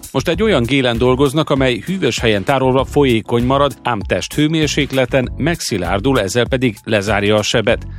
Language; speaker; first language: Hungarian; native; Hungarian